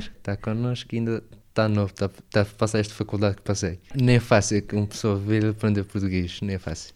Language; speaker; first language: Portuguese; non-native, learner; Arabic